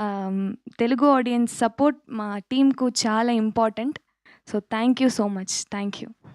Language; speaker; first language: Telugu; early bilingual, heritage; Tamil